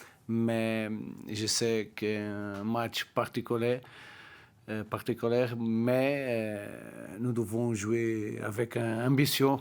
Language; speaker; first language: French; non-native, learner; Portuguese